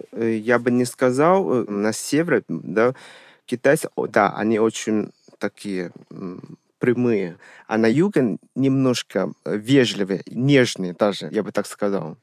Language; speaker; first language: Russian; non-native, fluent; Chinese